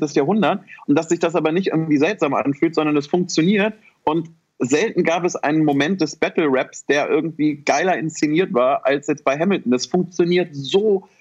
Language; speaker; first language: German; native; German